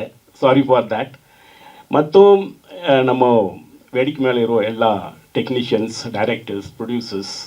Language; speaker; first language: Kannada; non-native, fluent; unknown